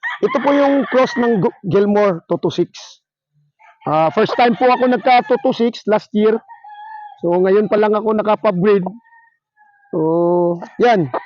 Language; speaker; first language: Filipino; non-native, local second language; Surigaonon